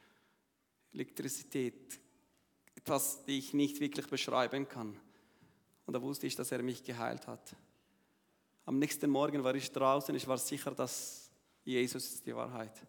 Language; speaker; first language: German; non-native, learner; Arabic